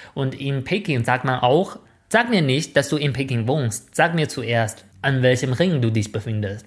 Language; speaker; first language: German; non-native, fluent; Chinese